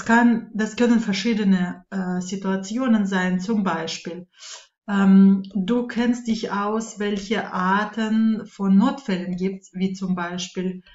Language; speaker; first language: German; non-native, fluent; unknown